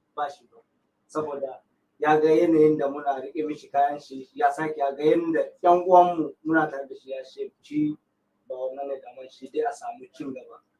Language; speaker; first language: Hausa; non-native, local second language; Fula